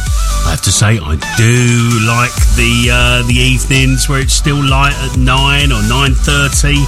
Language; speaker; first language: English; native; English